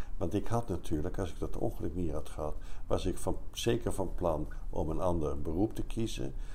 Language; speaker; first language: Dutch; native; Dutch